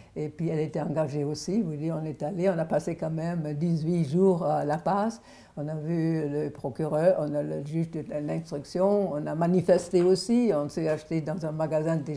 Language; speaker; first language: French; non-native, fluent; German